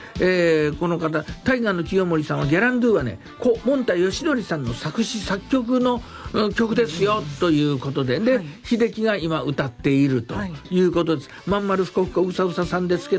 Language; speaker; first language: Japanese; native; Japanese